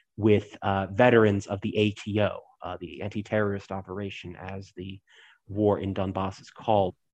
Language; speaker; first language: English; native; English